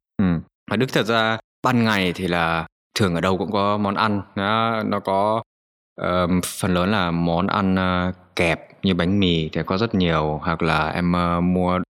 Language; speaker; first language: Vietnamese; native; Vietnamese